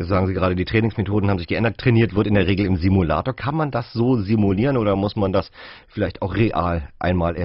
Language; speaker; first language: German; native; German